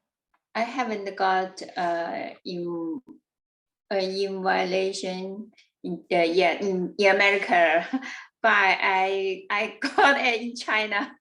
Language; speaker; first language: English; non-native, learner; Chinese